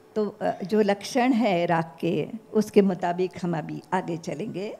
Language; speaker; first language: Hindi; non-native, local second language; Marathi